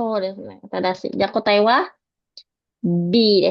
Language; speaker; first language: Japanese; non-native, fluent; Indonesian